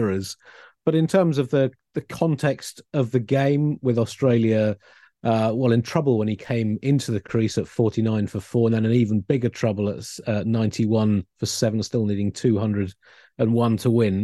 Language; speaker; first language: English; native; English